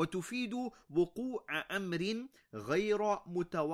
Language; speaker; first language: Arabic; non-native, fluent; English